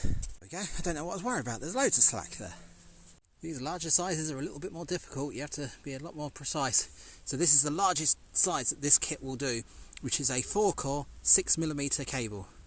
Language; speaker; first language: English; native; English